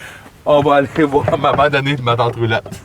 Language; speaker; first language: French; native; French